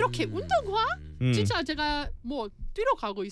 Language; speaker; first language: Korean; non-native, fluent; English